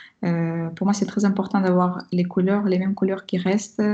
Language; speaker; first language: French; non-native, fluent; Russian